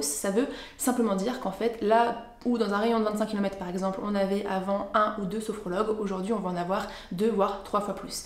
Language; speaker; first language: French; native; French